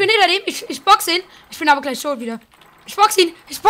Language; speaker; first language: German; native; German